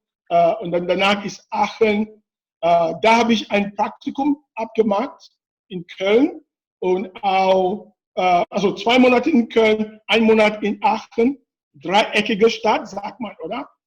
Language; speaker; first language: German; non-native, fluent; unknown